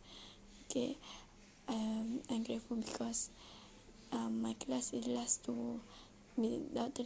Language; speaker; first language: English; non-native, learner; Malay